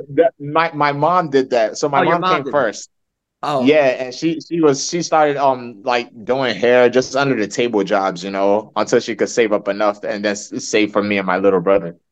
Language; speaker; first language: English; early bilingual, other home language; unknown